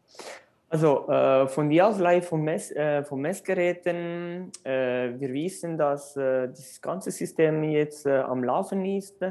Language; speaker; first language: German; non-native, local second language; Italian